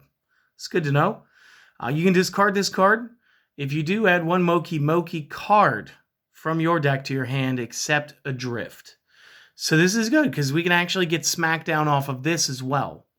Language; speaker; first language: English; native; English